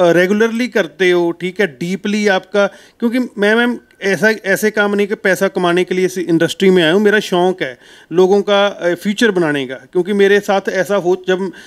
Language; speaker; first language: Hindi; non-native, local second language; Punjabi